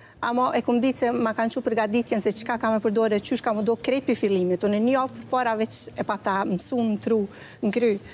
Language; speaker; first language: Albanian; early bilingual, heritage; Albanian